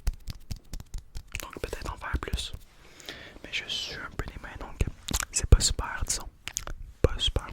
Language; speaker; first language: French; native; French